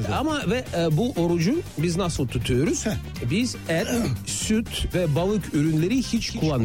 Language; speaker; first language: Turkish; non-native, fluent; Russian